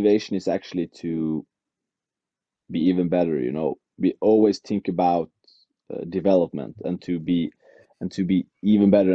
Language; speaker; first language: English; non-native, fluent; Norwegian